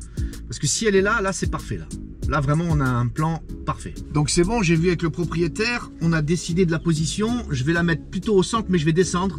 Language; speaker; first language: French; native; French